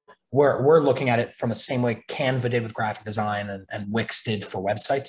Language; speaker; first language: English; native; English